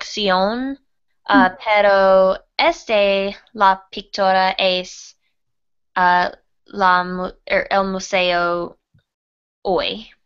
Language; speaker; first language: Spanish; non-native, learner; English